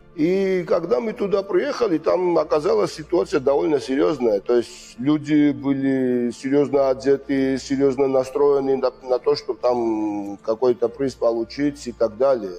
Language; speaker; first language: Russian; non-native, fluent; Georgian